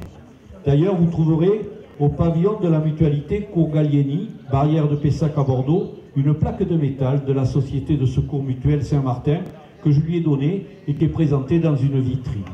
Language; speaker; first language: French; native; French